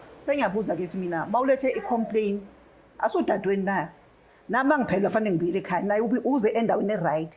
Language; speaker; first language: Zulu; native; Zulu